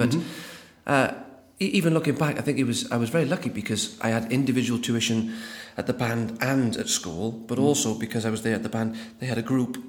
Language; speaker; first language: English; native; English